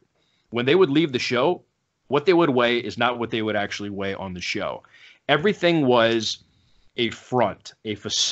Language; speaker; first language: English; native; English